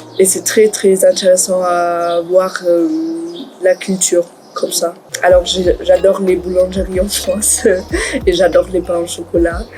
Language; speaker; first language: French; non-native, learner; German